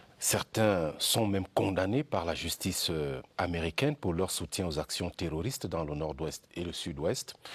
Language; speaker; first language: French; native; French